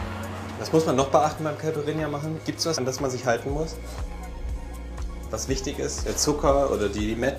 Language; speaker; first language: German; native; German